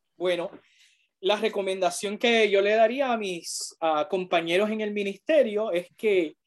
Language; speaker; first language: Spanish; early bilingual, heritage; Spanish